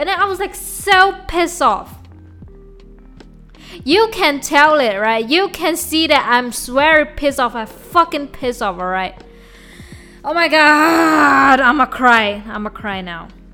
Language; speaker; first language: English; non-native, local second language; Chinese